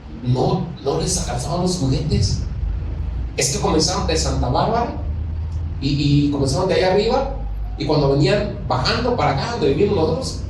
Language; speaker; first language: Spanish; native; Spanish